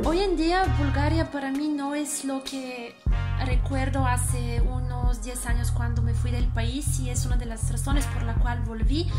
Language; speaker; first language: Spanish; non-native, fluent; Bulgarian